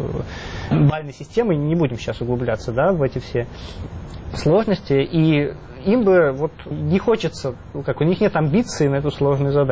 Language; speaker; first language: Russian; native; Russian